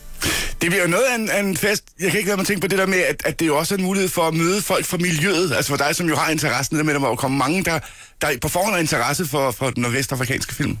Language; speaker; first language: Danish; native; Danish